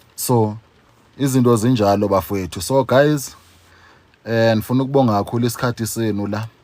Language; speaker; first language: Zulu; non-native, local second language; Xhosa